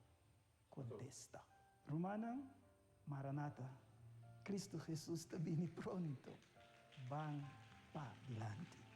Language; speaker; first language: Spanish; non-native, learner; Papiamento